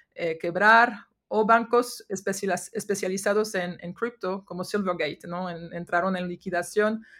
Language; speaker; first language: Spanish; non-native, fluent; French